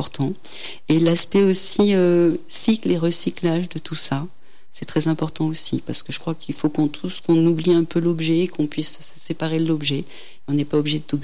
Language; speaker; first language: French; native; French